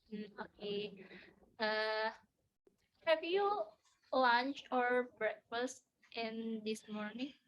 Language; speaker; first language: English; non-native, learner; Indonesian